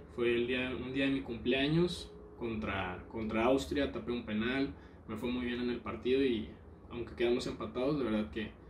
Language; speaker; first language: Spanish; native; Spanish